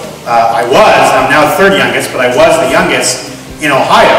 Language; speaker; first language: English; native; English